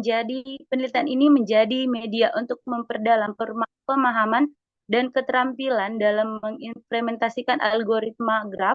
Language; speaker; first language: Indonesian; native; Indonesian